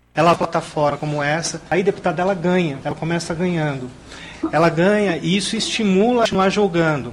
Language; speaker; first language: Portuguese; native; Portuguese